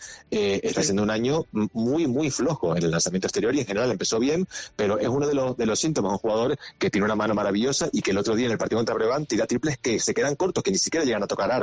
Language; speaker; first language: Spanish; native; Spanish